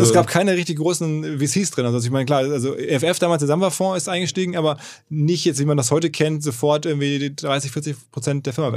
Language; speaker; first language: German; native; German